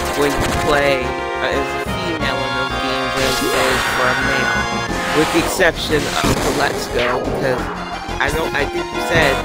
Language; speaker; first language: English; native; English